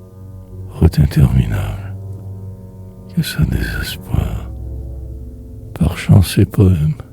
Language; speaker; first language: French; native; French